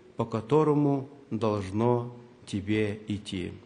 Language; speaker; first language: Russian; non-native, local second language; Ukrainian